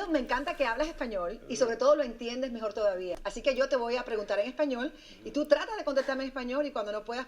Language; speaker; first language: Spanish; native; Spanish